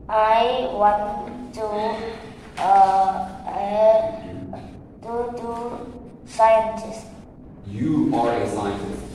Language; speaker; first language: English; non-native, learner; Vietnamese